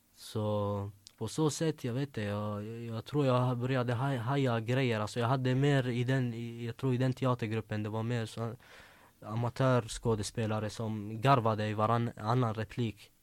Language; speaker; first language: Swedish; early bilingual, other home language; Arabic